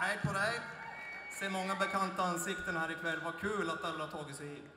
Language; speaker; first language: Swedish; native; Swedish